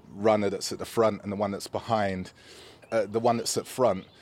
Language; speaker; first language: English; native; English